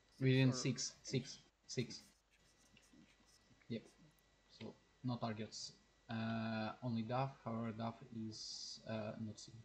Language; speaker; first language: English; non-native, learner; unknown